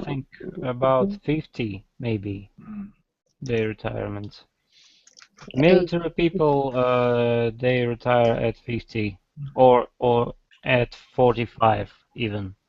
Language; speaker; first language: English; non-native, fluent; Russian